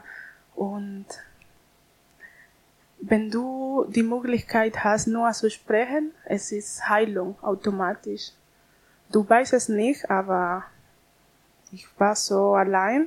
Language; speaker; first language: German; non-native, learner; Spanish